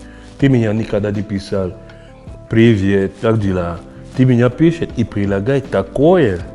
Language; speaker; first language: Russian; non-native, fluent; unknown